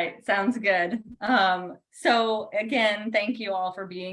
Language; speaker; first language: English; native; English